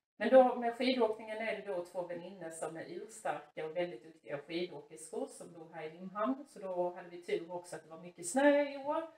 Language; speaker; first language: Swedish; native; Swedish